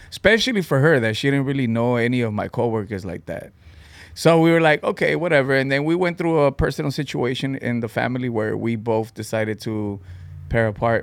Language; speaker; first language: English; early bilingual, other home language; Spanish